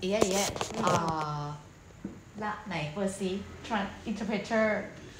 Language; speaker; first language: Japanese; non-native, learner; Thai